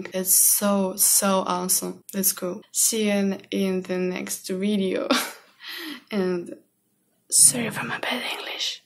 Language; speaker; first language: English; non-native, learner; Russian